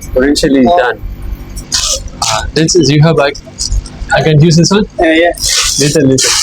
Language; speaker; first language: English; non-native, learner; Burmese